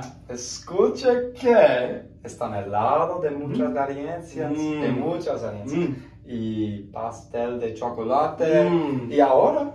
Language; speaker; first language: Spanish; non-native, learner; English